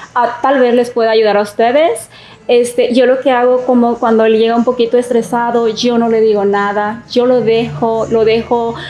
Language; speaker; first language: Spanish; native; Spanish